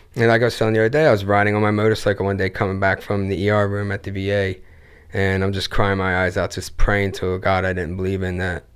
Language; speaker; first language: English; native; English